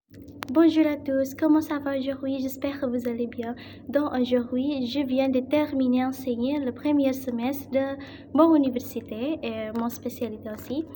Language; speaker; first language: French; non-native, learner; Indonesian